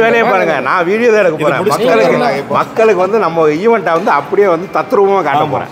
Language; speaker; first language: Tamil; native; Tamil